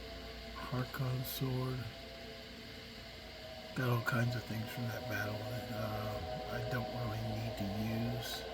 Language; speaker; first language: English; native; English